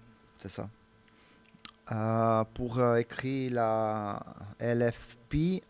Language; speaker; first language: French; non-native, learner; Italian